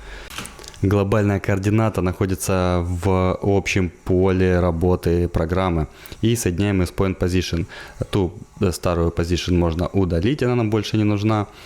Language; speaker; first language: Russian; native; Russian